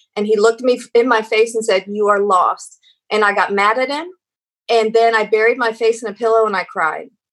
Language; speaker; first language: English; native; English